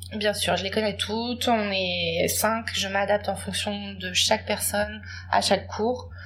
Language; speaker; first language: French; native; French